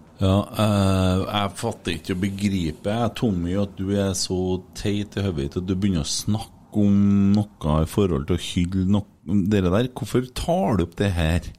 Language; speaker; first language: Norwegian; native; Norwegian